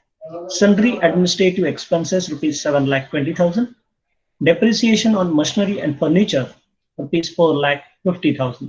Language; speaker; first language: English; non-native, local second language; Marathi